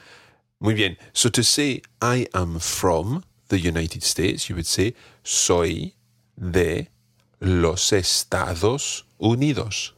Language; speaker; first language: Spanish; non-native, fluent; English